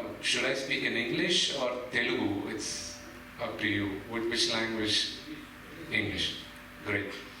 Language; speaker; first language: Kannada; non-native, local second language; Telugu